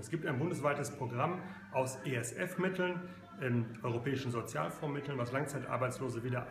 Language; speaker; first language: German; native; German